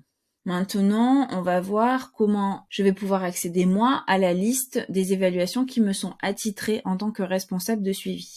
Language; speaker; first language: French; native; French